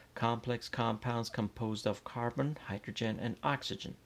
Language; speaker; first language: English; non-native, fluent; Persian